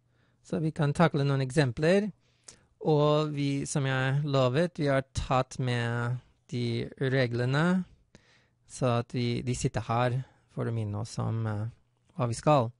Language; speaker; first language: Norwegian; non-native, fluent; English